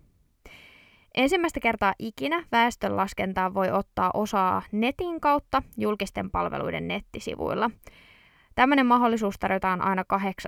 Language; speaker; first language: Finnish; native; Finnish